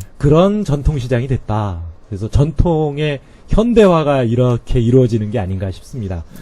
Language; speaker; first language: Korean; native; Korean